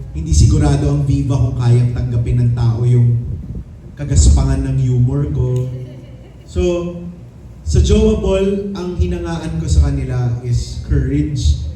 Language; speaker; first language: Filipino; native; Filipino